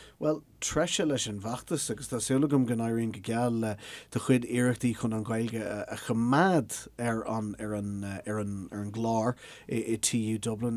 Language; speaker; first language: Irish; native; Irish